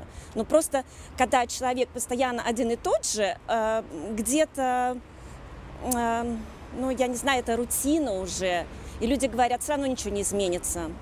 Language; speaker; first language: Russian; early bilingual, heritage; Russian